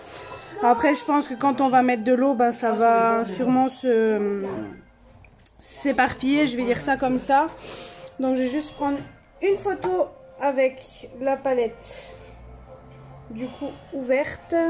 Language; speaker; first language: French; native; French